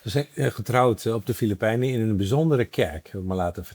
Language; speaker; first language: Dutch; native; Dutch